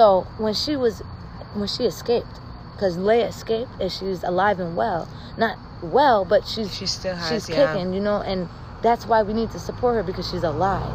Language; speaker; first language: English; native; English